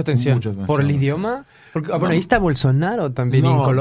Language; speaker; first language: Spanish; native; Spanish